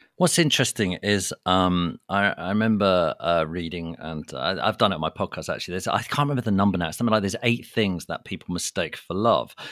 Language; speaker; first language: English; native; English